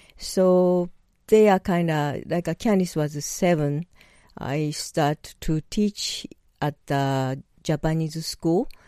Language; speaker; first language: English; non-native, learner; Japanese